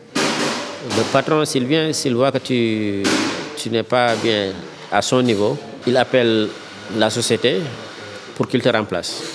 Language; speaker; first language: French; non-native, local second language; Wolof